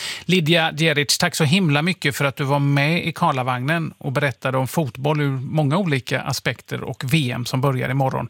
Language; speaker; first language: Swedish; native; Swedish